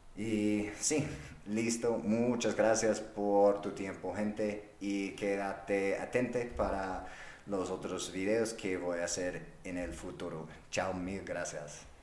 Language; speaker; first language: Spanish; non-native, fluent; English